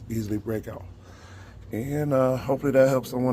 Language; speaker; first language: English; native; English